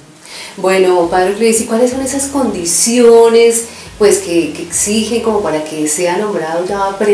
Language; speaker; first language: Spanish; native; Spanish